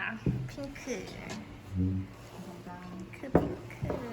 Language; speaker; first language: Korean; non-native, fluent; Chinese